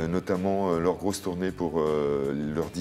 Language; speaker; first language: French; native; French